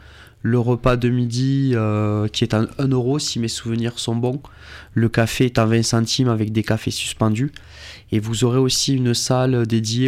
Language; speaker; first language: French; native; French